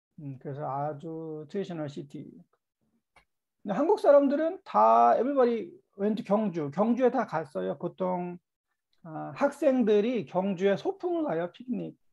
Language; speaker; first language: Korean; native; Korean